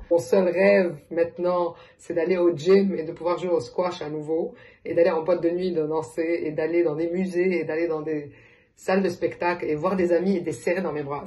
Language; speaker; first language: French; non-native, local second language; Arabic